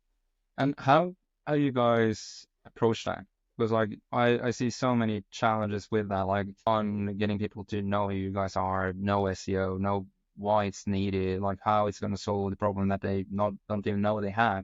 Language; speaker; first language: English; non-native, fluent; Norwegian